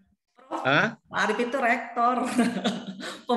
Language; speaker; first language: Indonesian; native; Indonesian